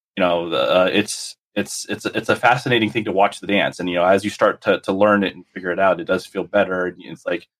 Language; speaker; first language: English; native; English